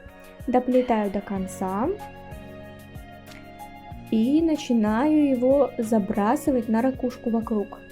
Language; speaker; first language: Russian; native; Russian